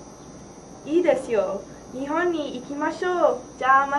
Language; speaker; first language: Japanese; non-native, learner; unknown